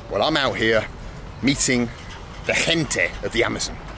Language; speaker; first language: English; native; English